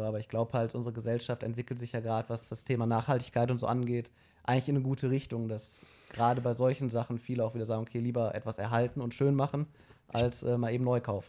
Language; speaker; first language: German; native; German